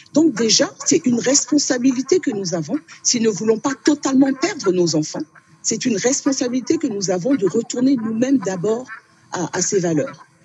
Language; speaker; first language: French; early bilingual, other home language; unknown